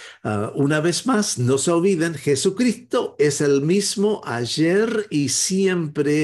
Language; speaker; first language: Spanish; non-native, fluent; English